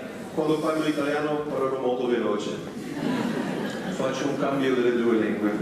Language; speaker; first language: Italian; non-native, fluent; Dutch